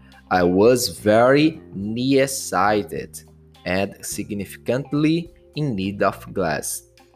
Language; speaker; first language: English; non-native, fluent; Portuguese